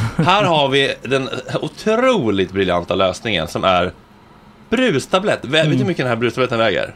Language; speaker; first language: Swedish; native; Swedish